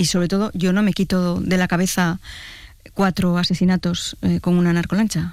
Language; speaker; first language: Spanish; native; Spanish